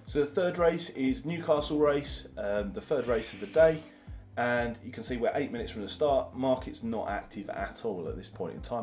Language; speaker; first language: English; native; English